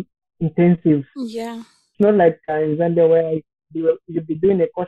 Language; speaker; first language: English; non-native, local second language; Bemba